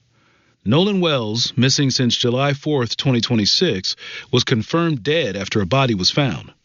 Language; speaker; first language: English; native; English